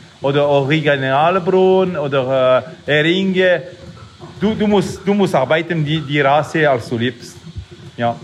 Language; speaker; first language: German; non-native, local second language; French